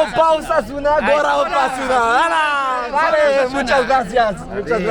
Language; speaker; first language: Spanish; non-native, learner; French